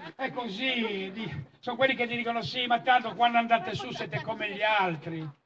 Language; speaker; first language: Italian; native; Italian